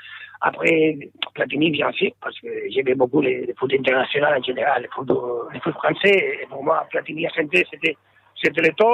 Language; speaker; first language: French; non-native, fluent; Spanish